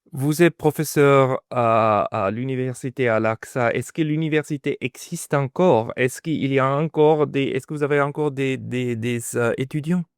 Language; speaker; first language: French; non-native, fluent; German